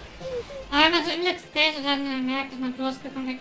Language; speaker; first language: German; early bilingual, other home language; Japanese